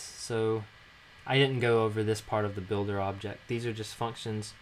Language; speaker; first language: English; native; English